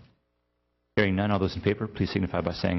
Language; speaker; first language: English; native; English